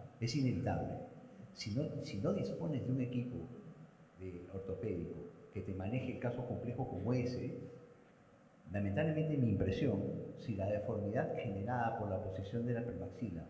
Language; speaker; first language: Spanish; native; Spanish